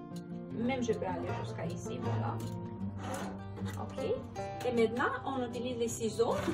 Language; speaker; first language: French; non-native, fluent; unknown